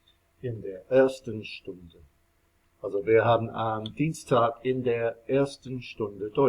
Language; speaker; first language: German; non-native, fluent; English